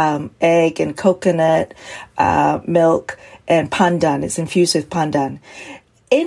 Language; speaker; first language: English; native; English